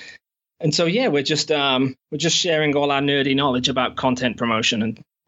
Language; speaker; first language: English; native; English